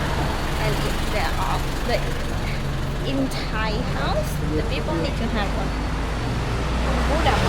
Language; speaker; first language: English; non-native, learner; Thai